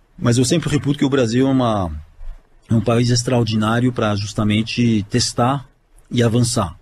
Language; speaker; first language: Portuguese; non-native, fluent; French